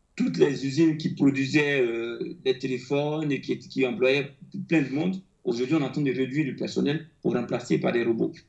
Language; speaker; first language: French; non-native, local second language; Akan